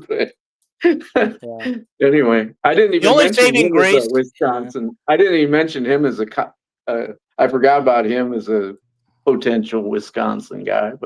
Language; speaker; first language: English; native; English